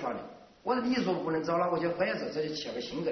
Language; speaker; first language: Chinese; native; Chinese